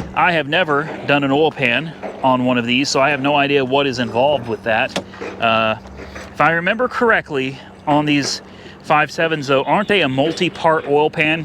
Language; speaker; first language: English; native; English